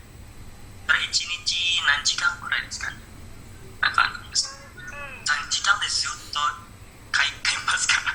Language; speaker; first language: Japanese; non-native, learner; Indonesian